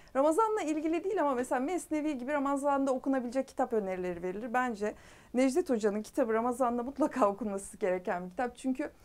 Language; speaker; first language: Turkish; native; Turkish